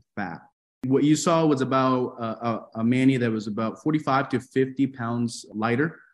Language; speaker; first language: English; non-native, fluent; Spanish